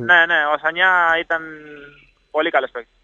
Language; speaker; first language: Greek; non-native, fluent; Italian